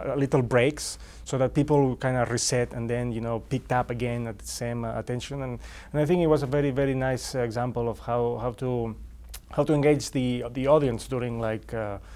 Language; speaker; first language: English; non-native, fluent; Spanish